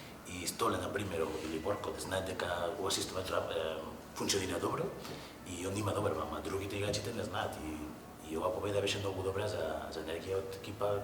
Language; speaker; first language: Macedonian; non-native, fluent; Spanish